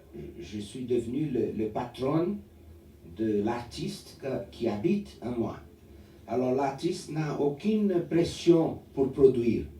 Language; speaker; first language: French; non-native, learner; Portuguese